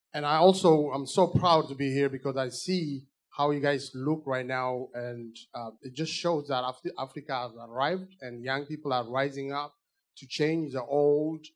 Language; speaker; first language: English; non-native, fluent; Amharic